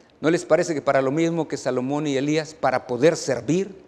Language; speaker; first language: Spanish; native; Spanish